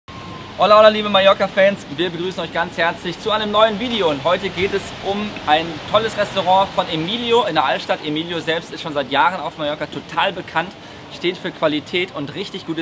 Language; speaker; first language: German; native; German